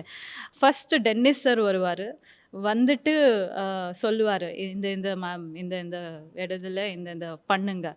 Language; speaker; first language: Tamil; non-native, learner; Kannada